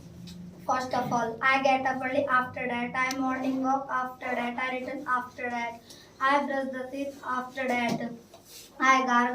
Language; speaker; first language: English; non-native, learner; Hindi